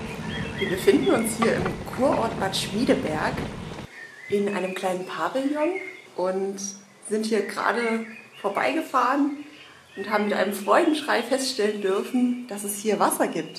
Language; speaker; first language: German; native; German